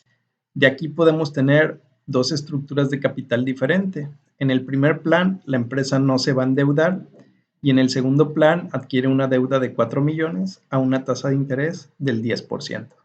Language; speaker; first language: Spanish; native; Spanish